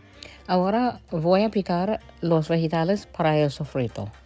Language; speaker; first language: Spanish; early bilingual, heritage; English